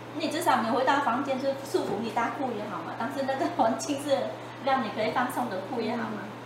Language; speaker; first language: Chinese; non-native, fluent; Vietnamese